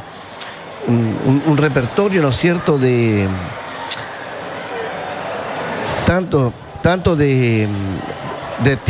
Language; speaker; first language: Spanish; non-native, local second language; Guarani